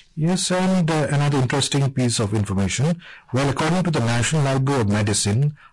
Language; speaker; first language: English; non-native, local second language; Bangla